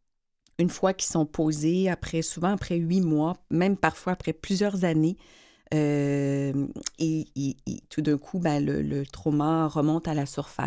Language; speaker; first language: French; native; French